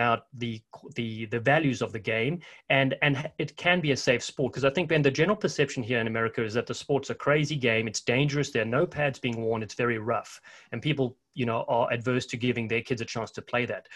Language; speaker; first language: English; native; English